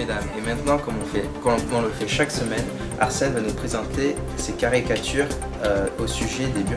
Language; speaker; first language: French; non-native, learner; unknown